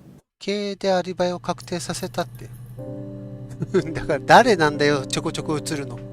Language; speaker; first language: Japanese; native; Japanese